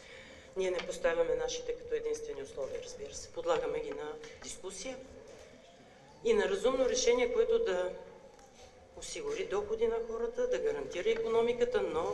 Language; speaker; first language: Bulgarian; native; Bulgarian